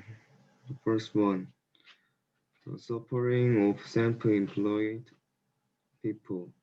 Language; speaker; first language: English; non-native, learner; Korean